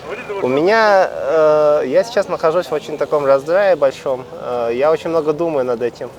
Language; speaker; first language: Russian; native; Russian